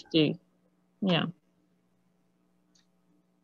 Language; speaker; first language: German; non-native, learner; Spanish